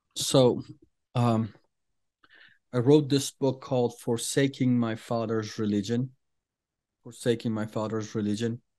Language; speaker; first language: English; non-native, fluent; Persian